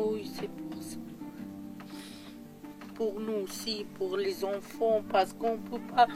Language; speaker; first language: French; non-native, learner; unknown